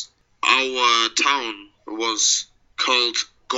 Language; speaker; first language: English; non-native, learner; Russian